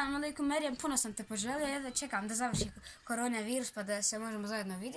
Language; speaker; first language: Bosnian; early bilingual, heritage; Bosnian